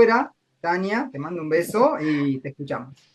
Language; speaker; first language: Spanish; native; Spanish